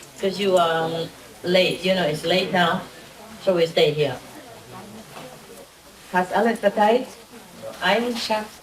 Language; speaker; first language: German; non-native, learner; Vietnamese